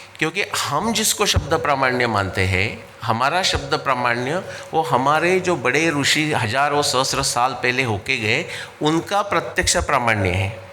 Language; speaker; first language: Hindi; non-native, local second language; Marathi